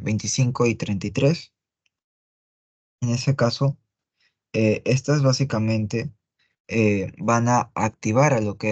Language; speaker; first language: Spanish; native; Spanish